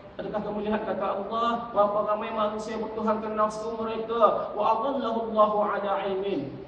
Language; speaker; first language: Malay; native; Malay